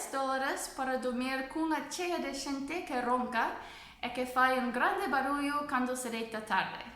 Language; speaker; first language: Portuguese; non-native, fluent; English